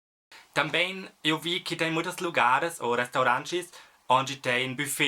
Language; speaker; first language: Portuguese; non-native, fluent; German